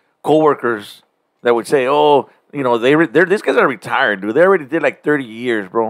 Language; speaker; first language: English; early bilingual, other home language; Spanish